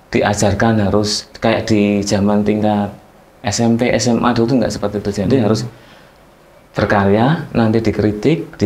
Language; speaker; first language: Indonesian; native; Indonesian